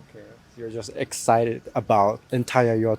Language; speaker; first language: English; non-native, learner; Japanese